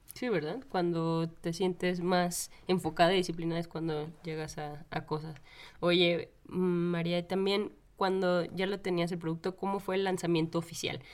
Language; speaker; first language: Spanish; native; Spanish